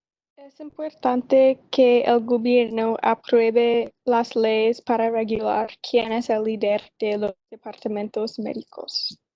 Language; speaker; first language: Spanish; non-native, learner; English